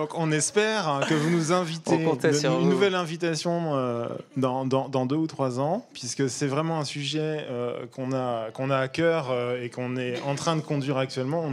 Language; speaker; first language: French; native; French